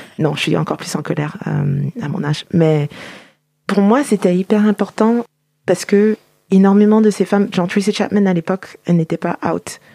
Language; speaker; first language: French; native; French